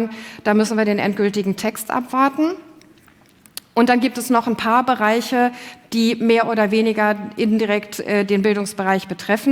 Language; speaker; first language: German; native; German